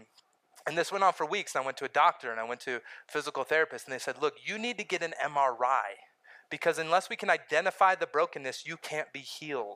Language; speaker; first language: English; native; English